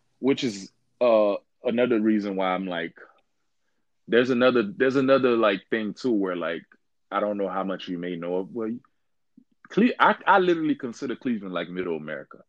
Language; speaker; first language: English; early bilingual, other home language; Haitian Creole